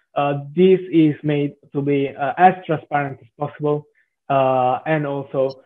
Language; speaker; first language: English; non-native, fluent; Italian